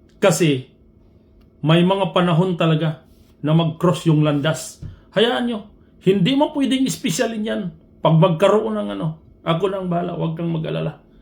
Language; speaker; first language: Filipino; non-native, local second language; Cebuano